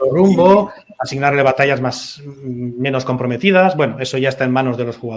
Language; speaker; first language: Spanish; native; Spanish